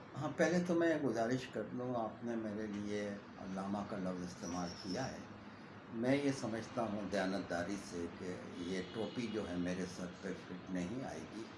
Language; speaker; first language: Urdu; native; Urdu